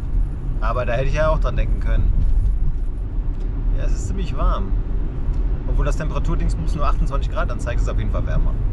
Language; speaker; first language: German; native; German